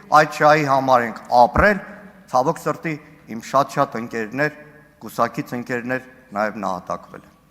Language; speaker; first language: Armenian; native; Armenian